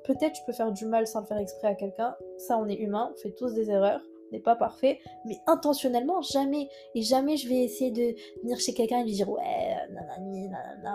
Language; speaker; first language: French; non-native, local second language; Arabic